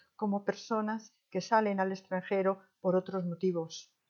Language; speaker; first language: Spanish; native; Spanish